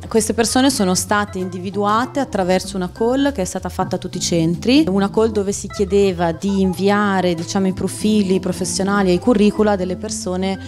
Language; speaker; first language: Italian; native; Italian